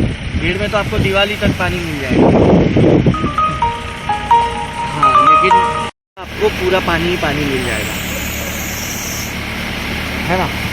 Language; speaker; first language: Hindi; non-native, local second language; Gujarati